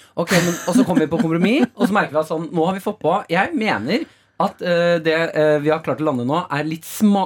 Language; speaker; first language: Norwegian; native; Norwegian